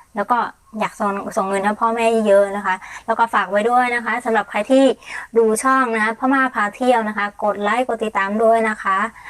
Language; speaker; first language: Thai; non-native, fluent; Mon